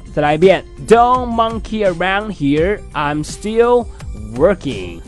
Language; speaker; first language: English; non-native, fluent; Chinese